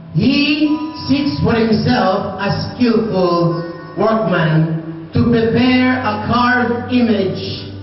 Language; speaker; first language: English; non-native, local second language; Filipino